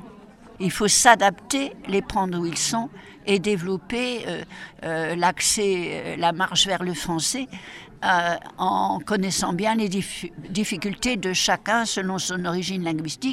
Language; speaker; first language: French; native; French